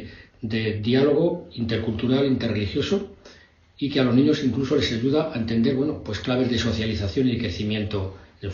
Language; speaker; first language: Spanish; native; Spanish